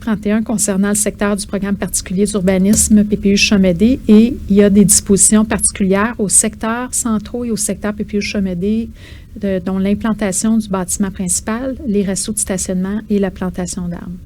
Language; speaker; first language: French; native; French